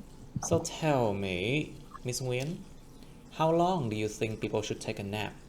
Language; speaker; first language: English; non-native, fluent; Vietnamese